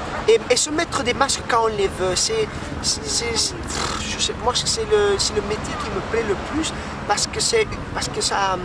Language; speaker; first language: French; non-native, fluent; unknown